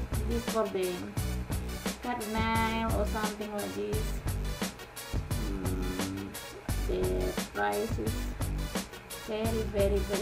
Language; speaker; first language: English; non-native, learner; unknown